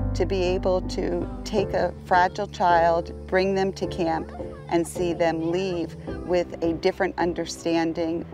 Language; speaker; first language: English; native; English